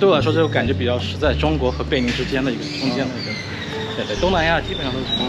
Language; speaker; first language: Chinese; early bilingual, heritage; Chinese